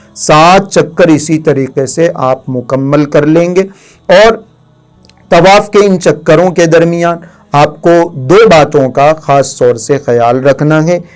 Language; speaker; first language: Urdu; native; Urdu